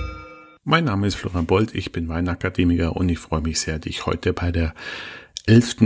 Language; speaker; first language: German; native; German